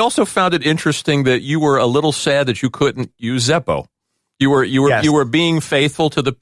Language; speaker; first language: English; native; English